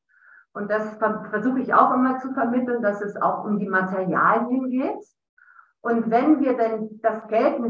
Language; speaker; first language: German; native; German